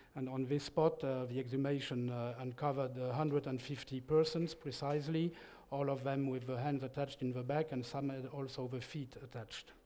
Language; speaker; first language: English; non-native, fluent; French